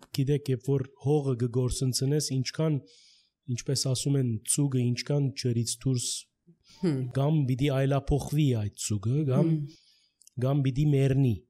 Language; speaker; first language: Armenian; early bilingual, heritage; Armenian